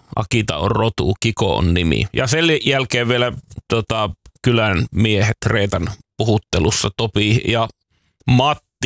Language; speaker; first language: Finnish; native; Finnish